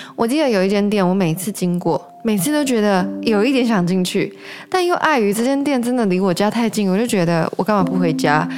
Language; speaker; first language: Chinese; native; Chinese